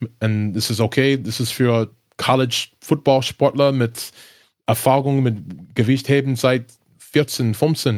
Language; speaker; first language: German; non-native, learner; English